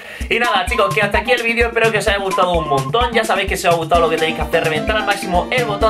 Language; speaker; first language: Spanish; native; Spanish